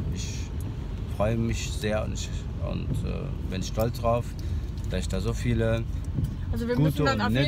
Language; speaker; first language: German; early bilingual, other home language; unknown